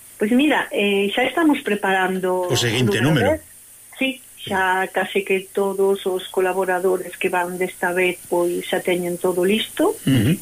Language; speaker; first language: Galician; native; Galician